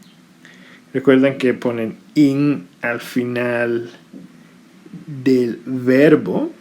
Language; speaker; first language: Spanish; non-native, fluent; English